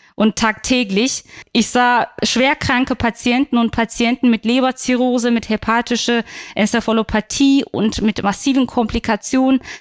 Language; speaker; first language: German; non-native, fluent; Turkish